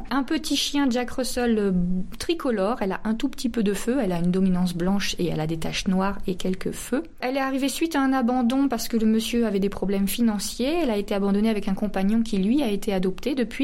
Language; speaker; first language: French; native; French